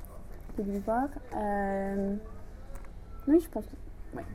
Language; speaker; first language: French; non-native, fluent; English